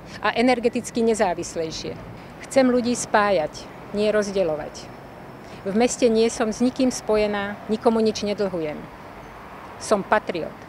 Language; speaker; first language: Slovak; native; Slovak